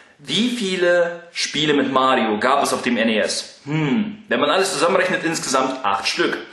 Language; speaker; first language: German; early bilingual, other home language; Russian